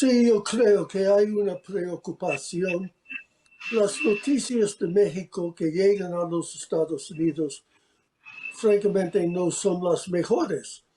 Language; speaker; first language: Spanish; non-native, fluent; English